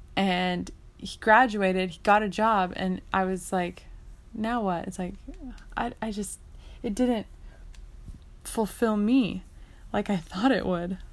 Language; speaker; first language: English; native; English